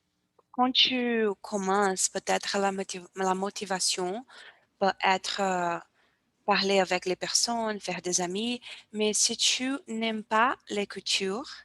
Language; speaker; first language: French; non-native, learner; Portuguese